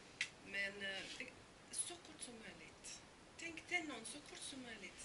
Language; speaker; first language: Swedish; non-native, fluent; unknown